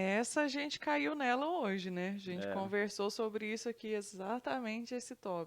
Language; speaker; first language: Portuguese; native; Portuguese